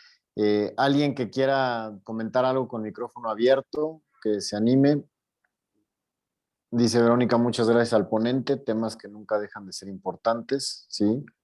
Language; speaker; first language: Spanish; native; Spanish